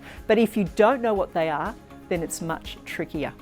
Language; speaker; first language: English; native; English